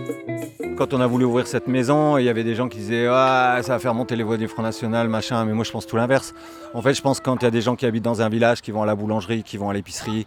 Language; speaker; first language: French; native; French